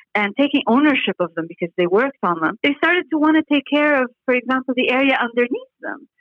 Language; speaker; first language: English; non-native, fluent; Arabic